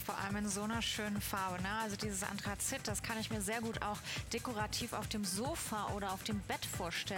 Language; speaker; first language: German; native; German